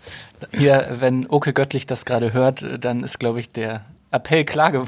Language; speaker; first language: German; native; German